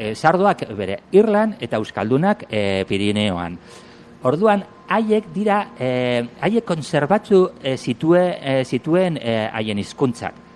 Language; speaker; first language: Basque; non-native, local second language; Spanish